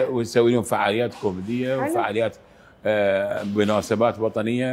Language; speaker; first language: Arabic; native; Arabic